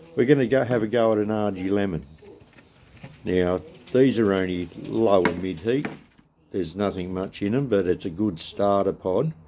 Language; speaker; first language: English; native; English